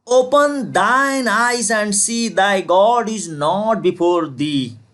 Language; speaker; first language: English; non-native, local second language; Nepali